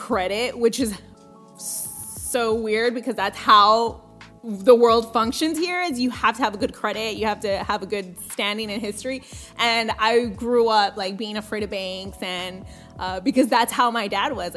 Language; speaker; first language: English; early bilingual, other home language; Spanish